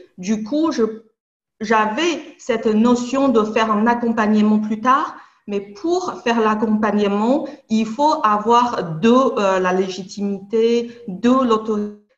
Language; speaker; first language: French; non-native, fluent; Chinese